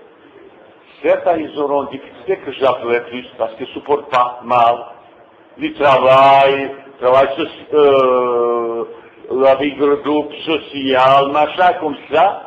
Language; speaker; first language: French; non-native, fluent; Bosnian